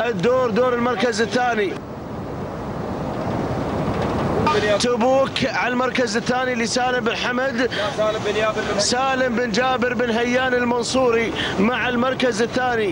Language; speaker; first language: Arabic; native; Arabic